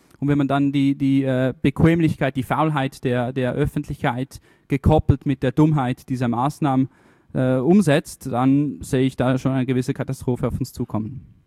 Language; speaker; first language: German; early bilingual, other home language; Italian